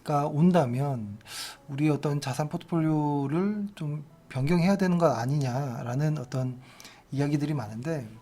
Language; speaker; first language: Korean; native; Korean